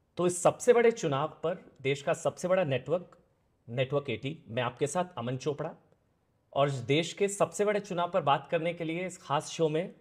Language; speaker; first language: Hindi; native; Hindi